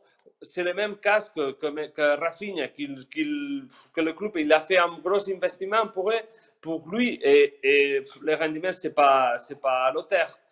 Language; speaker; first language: French; non-native, fluent; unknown